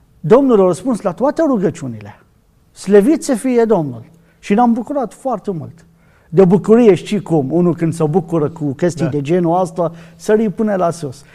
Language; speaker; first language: Romanian; non-native, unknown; Arabic